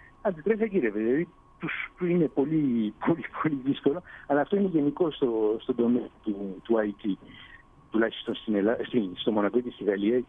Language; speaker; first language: Greek; early bilingual, heritage; Greek